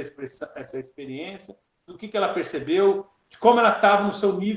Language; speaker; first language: Portuguese; native; Portuguese